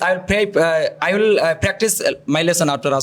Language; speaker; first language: English; non-native, learner; Bangla